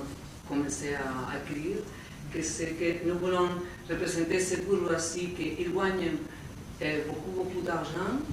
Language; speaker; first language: French; non-native, learner; Spanish